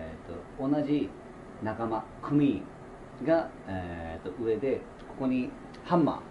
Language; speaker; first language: Japanese; native; Japanese